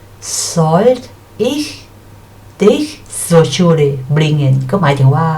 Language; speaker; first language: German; non-native, fluent; Thai